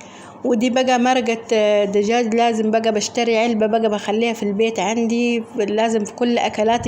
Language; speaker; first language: Arabic; native; Arabic